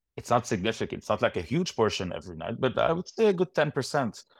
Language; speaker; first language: English; non-native, fluent; Arabic